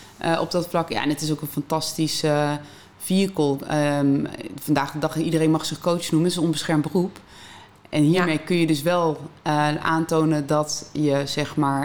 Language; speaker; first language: Dutch; native; Dutch